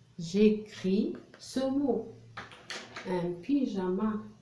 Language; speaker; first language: French; non-native, local second language; Arabic